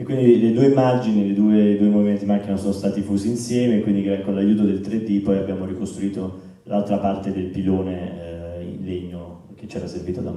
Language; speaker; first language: Italian; native; Italian